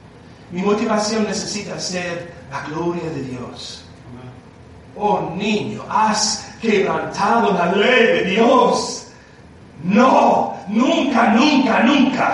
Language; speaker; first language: Spanish; non-native, learner; English